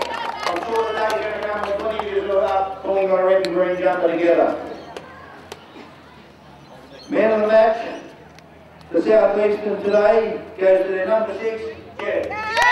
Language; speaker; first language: English; native; English